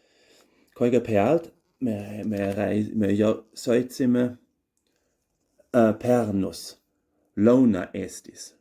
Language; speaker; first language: Estonian; non-native, learner; German